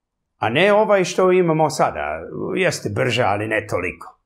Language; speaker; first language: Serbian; early bilingual, heritage; English